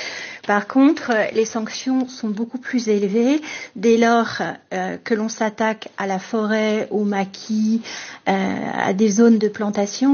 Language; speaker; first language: French; native; French